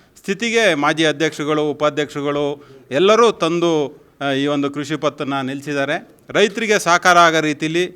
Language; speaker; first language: Kannada; native; Kannada